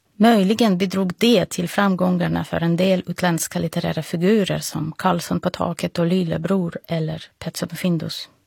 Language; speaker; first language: Swedish; non-native, fluent; Russian